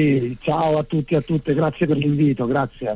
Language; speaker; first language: Italian; native; Italian